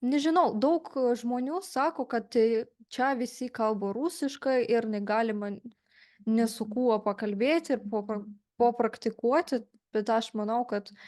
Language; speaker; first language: Lithuanian; non-native, fluent; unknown